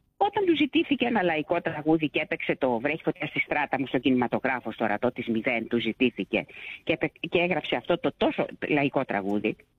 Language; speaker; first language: Greek; native; Greek